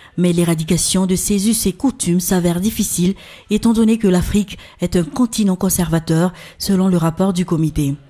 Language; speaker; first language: French; non-native, local second language; Malagasy